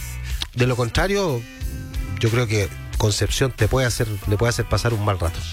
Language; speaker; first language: Spanish; native; Spanish